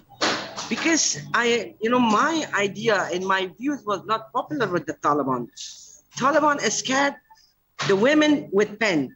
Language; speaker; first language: English; non-native, learner; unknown